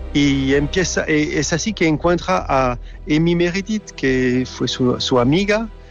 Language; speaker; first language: Spanish; non-native, learner; French